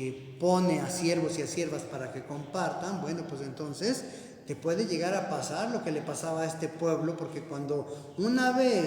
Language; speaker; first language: Spanish; native; Spanish